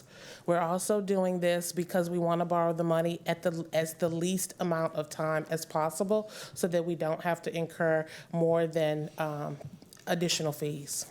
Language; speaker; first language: English; native; English